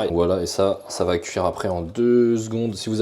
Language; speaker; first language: French; native; French